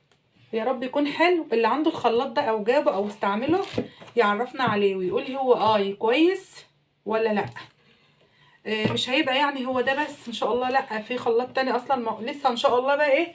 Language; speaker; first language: Arabic; native; Arabic